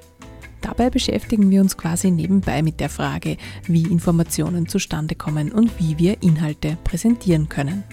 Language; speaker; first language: German; native; German